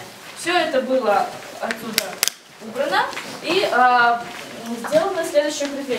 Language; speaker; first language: Russian; native; Russian